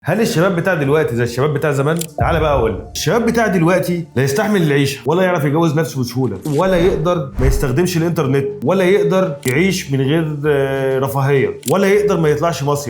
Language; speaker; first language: Arabic; native; Arabic